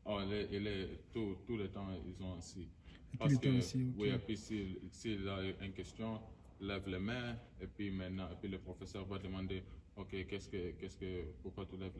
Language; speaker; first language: French; early bilingual, heritage; French